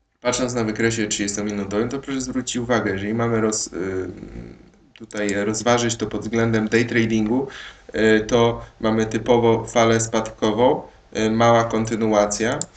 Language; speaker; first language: Polish; native; Polish